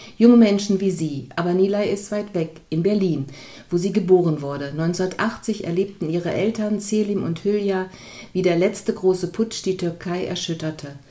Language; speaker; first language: German; native; German